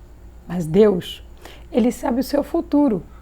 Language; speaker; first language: Portuguese; native; Portuguese